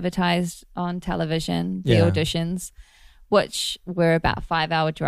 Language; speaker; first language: English; native; English